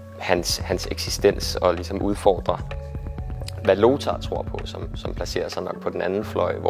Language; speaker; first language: Danish; native; Danish